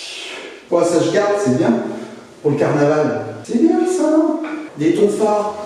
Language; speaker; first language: French; native; French